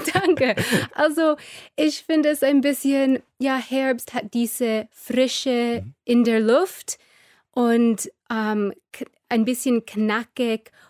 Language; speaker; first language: German; non-native, fluent; English